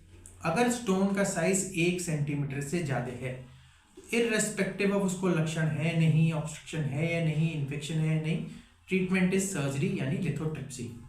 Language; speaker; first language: Hindi; native; Hindi